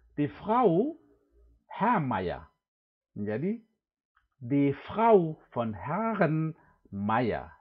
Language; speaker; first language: German; non-native, fluent; Indonesian